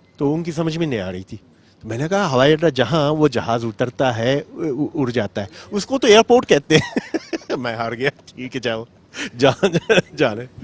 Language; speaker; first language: Urdu; non-native, fluent; Japanese